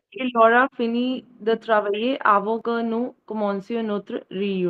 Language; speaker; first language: French; non-native, learner; Hindi